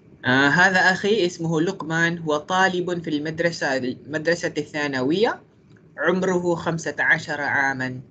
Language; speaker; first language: Arabic; non-native, fluent; Malay